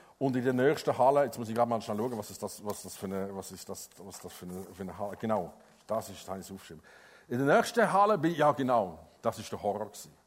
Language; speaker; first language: German; non-native, fluent; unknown